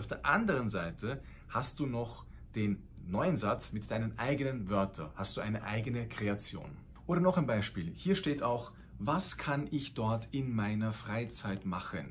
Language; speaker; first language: German; non-native, fluent; Spanish